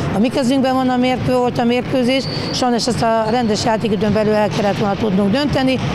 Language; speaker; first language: Hungarian; native; Hungarian